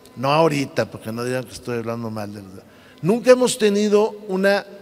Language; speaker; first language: Spanish; native; Spanish